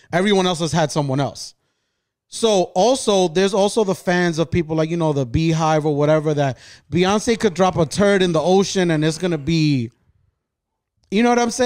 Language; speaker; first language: English; early bilingual, other home language; Spanish